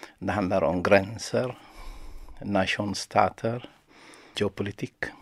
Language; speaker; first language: Swedish; non-native, fluent; Amharic